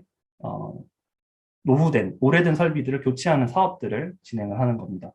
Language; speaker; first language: Korean; early bilingual, heritage; Korean